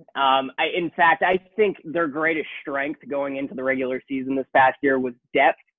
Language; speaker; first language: English; native; English